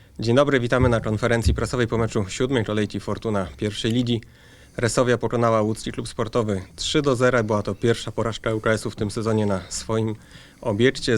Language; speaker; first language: Polish; native; Polish